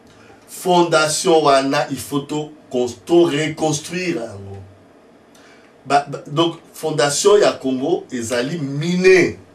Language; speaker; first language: French; non-native, local second language; Lingala